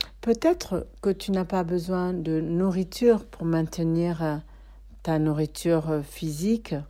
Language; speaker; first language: French; non-native, fluent; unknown